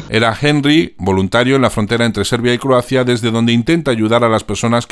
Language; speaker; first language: Spanish; native; Spanish